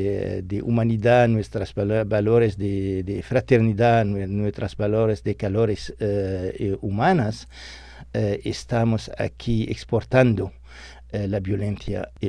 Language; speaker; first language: Spanish; non-native, fluent; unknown